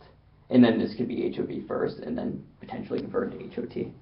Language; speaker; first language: English; native; English